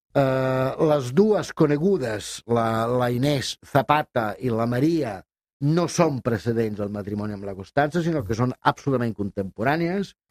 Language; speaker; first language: Catalan; non-native, fluent; Italian